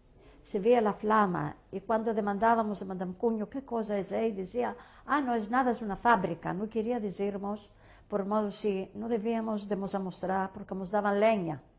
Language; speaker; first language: Spanish; early bilingual, heritage; Ladino